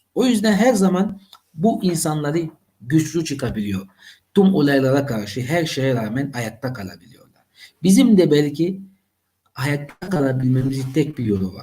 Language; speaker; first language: Turkish; non-native, fluent; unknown